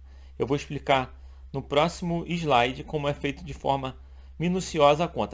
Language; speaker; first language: Portuguese; native; Portuguese